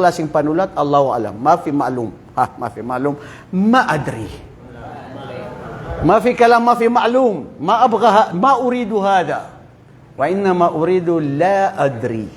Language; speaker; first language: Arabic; non-native, fluent; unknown